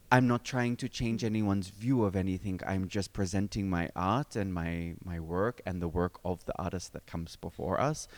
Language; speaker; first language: English; native; English